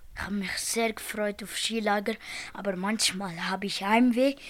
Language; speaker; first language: German; early bilingual, other home language; Portuguese